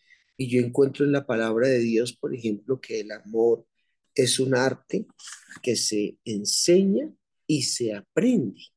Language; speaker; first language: Spanish; native; Spanish